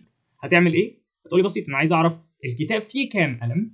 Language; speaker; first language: Arabic; native; Arabic